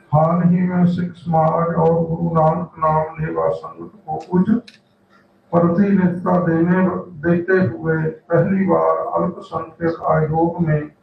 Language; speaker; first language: Hindi; non-native, local second language; Punjabi